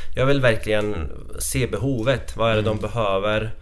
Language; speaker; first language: Swedish; non-native, fluent; Latvian